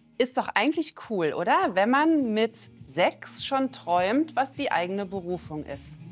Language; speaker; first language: German; native; German